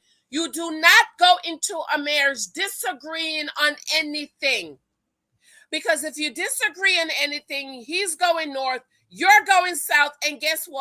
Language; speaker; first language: English; native; English